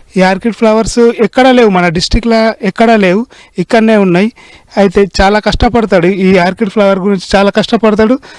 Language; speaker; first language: Telugu; native; Telugu